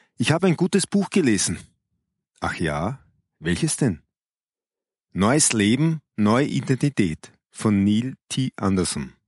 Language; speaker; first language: German; native; German